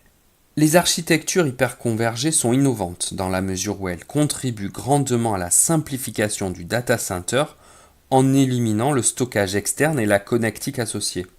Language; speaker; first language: French; native; French